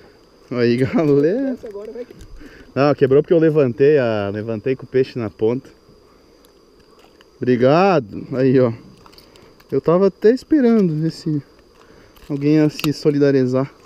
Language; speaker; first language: Portuguese; native; Portuguese